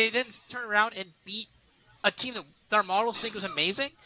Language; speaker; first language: English; native; English